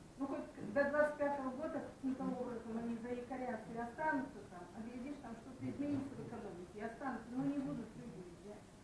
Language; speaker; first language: Russian; native; Russian